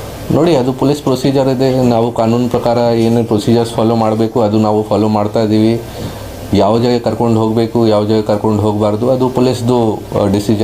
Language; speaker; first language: Kannada; non-native, fluent; Hindi